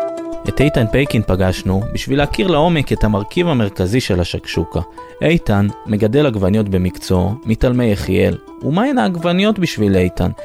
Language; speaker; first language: Hebrew; native; Hebrew